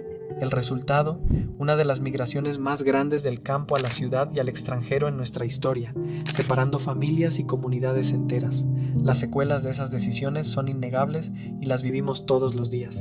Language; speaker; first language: Spanish; native; Spanish